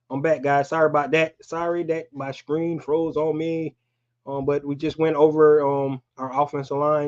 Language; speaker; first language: English; native; English